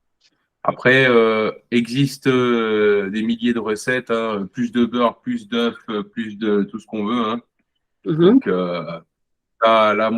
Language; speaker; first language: French; native; French